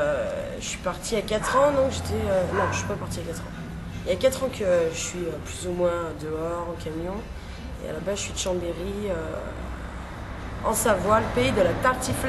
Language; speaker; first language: French; native; French